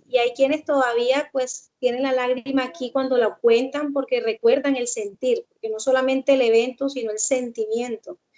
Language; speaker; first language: Spanish; native; Spanish